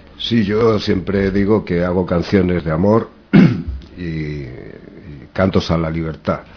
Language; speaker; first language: Spanish; native; Spanish